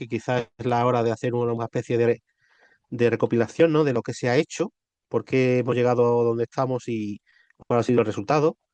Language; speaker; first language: Spanish; native; Spanish